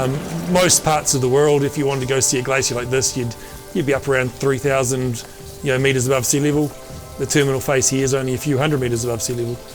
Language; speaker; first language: English; native; English